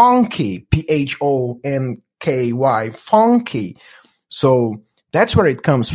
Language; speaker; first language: English; non-native, fluent; Portuguese